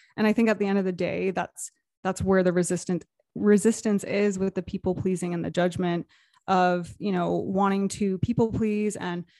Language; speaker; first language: English; native; English